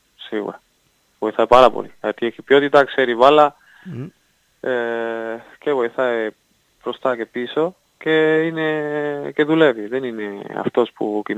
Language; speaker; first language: Greek; non-native, fluent; Spanish